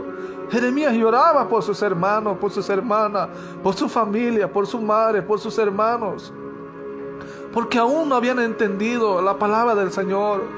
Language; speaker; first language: Spanish; native; Spanish